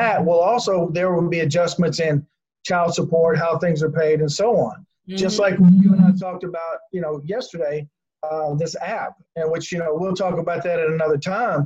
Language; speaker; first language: English; native; English